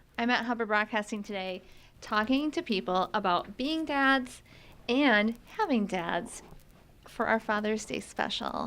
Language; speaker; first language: English; native; English